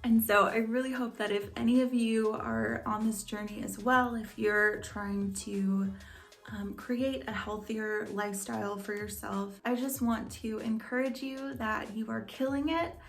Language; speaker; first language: English; native; English